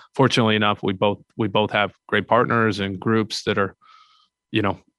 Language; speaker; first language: English; native; English